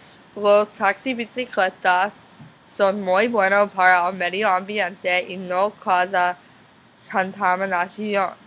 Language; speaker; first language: Spanish; non-native, learner; English